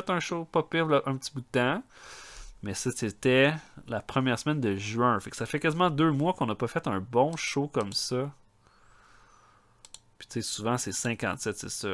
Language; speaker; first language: French; native; French